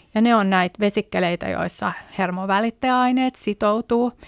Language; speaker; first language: Finnish; native; Finnish